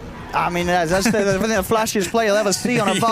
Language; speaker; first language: English; native; English